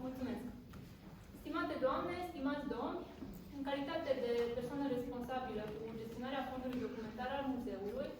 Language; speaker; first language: Romanian; native; Romanian